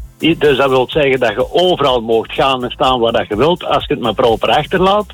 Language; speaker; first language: Dutch; native; Dutch